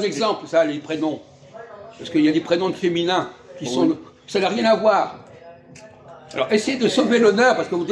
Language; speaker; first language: French; native; French